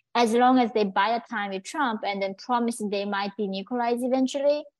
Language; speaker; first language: English; early bilingual, other home language; Korean